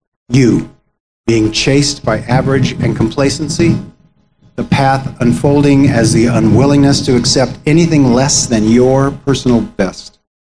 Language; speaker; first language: English; native; English